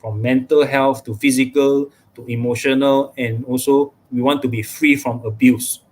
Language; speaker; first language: English; non-native, local second language; Malay